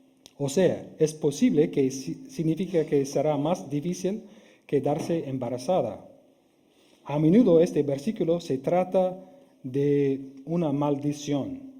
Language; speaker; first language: Spanish; non-native, fluent; English